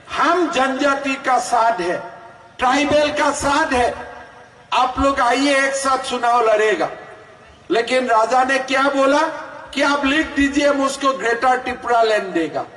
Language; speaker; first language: Hindi; non-native, local second language; Bangla